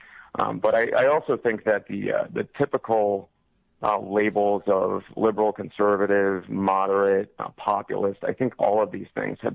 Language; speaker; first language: English; native; English